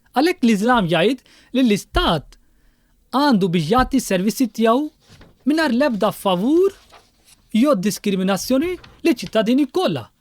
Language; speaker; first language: Maltese; non-native, fluent; Urdu